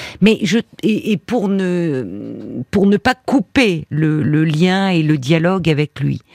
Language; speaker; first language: French; native; French